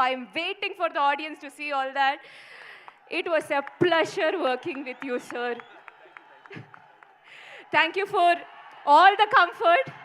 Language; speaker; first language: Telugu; non-native, fluent; Malayalam